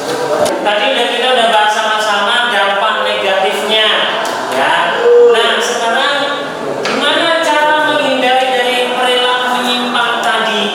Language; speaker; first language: Indonesian; native; Indonesian